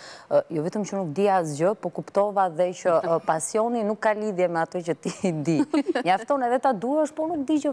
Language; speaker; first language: Albanian; native; Albanian